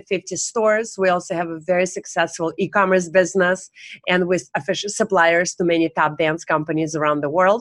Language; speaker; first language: English; non-native, fluent; Russian